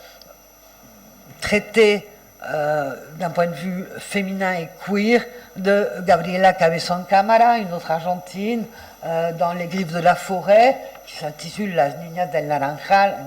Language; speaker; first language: French; native; French